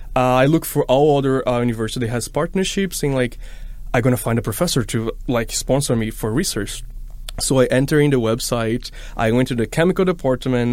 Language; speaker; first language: English; non-native, fluent; Portuguese